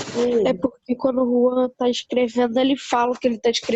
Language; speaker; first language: Portuguese; native; Portuguese